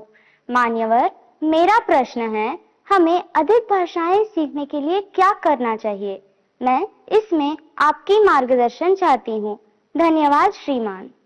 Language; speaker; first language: Hindi; non-native, local second language; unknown